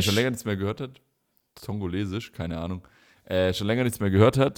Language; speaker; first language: German; native; German